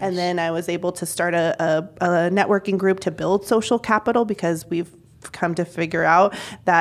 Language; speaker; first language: English; native; English